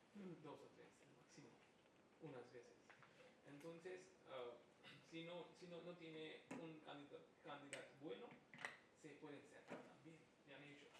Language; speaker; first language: Spanish; non-native, fluent; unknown